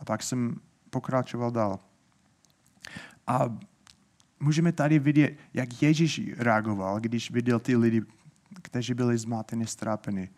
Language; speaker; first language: Czech; non-native, fluent; English